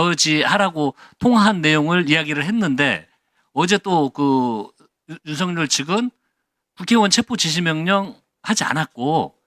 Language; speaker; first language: Korean; native; Korean